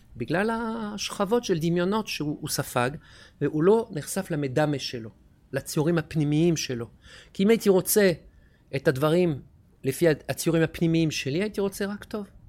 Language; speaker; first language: Hebrew; non-native, fluent; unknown